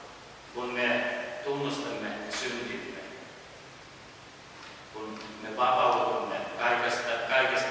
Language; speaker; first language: Finnish; early bilingual, heritage; Finnish